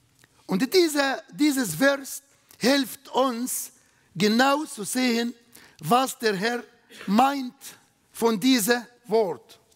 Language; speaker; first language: German; non-native, fluent; Arabic